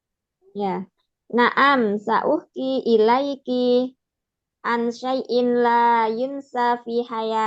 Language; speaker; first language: Arabic; non-native, learner; Indonesian